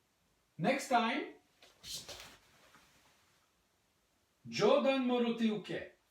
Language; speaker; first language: English; non-native, learner; French